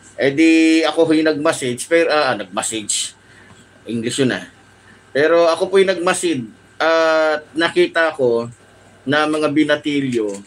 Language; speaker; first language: Filipino; native; Filipino